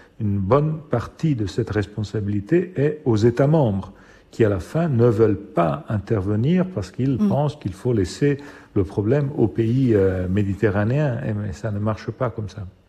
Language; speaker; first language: French; non-native, fluent; Italian